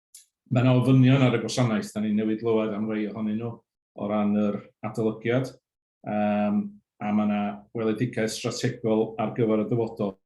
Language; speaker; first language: Welsh; native; Welsh